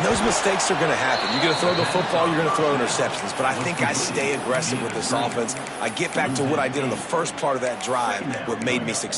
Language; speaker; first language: English; native; English